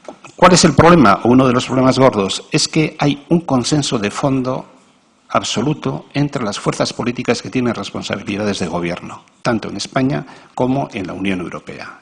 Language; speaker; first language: Spanish; native; Spanish